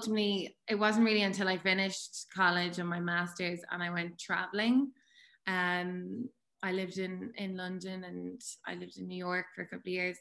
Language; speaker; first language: English; native; English